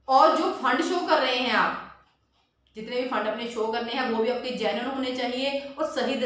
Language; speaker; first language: Hindi; non-native, local second language; Punjabi